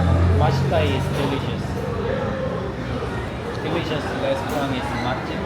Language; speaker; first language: English; non-native, learner; Korean